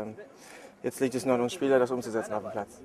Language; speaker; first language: German; non-native, fluent; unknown